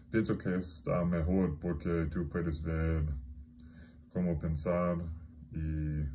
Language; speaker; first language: Spanish; non-native, learner; English